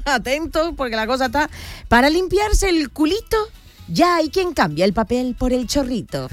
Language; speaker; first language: Spanish; native; Spanish